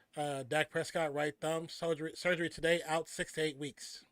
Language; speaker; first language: English; native; English